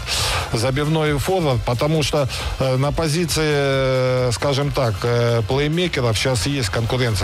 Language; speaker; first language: Russian; native; Russian